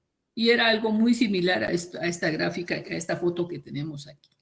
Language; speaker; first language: Spanish; native; Spanish